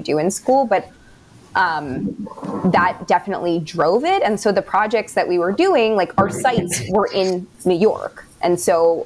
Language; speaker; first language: English; native; English